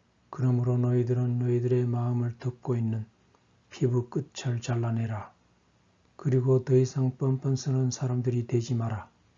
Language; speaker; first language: Korean; native; Korean